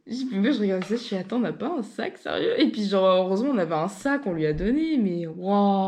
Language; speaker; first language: French; native; French